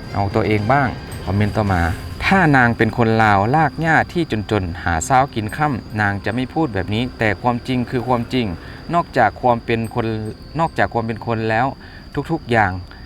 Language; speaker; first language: Thai; native; Thai